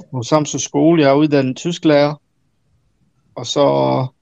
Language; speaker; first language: Danish; early bilingual, other home language; Bosnian